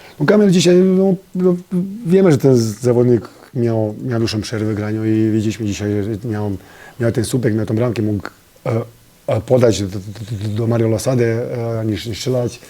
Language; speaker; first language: Polish; non-native, fluent; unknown